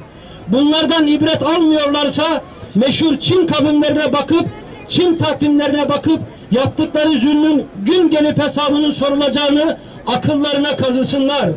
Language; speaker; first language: Turkish; native; Turkish